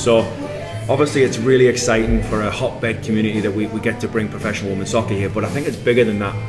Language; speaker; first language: English; native; English